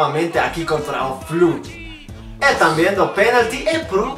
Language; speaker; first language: Portuguese; non-native, learner; Spanish